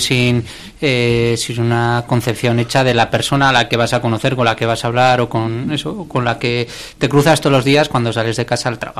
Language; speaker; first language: Spanish; native; Spanish